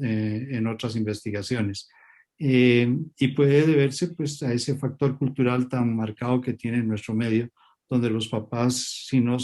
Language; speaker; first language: Spanish; native; Spanish